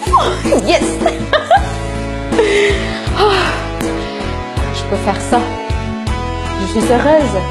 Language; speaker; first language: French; non-native, fluent; Thai